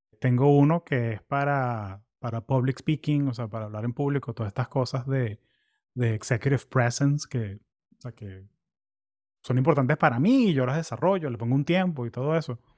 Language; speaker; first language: Spanish; native; Spanish